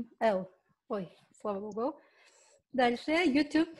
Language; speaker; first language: Russian; non-native, local second language; Kyrgyz